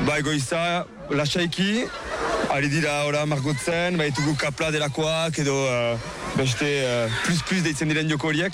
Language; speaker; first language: Basque; native; Basque